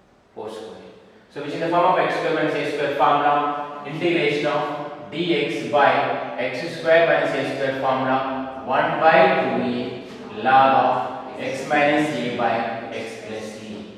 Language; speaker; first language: English; non-native, local second language; Kannada